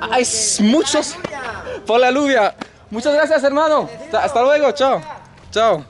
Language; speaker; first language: Spanish; non-native, learner; French